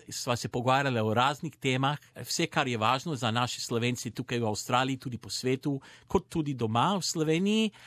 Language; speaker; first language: Slovenian; early bilingual, heritage; Slovenian